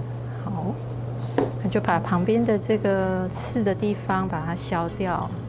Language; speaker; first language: Chinese; native; Chinese